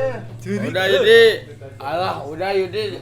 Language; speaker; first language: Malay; non-native, local second language; Sundanese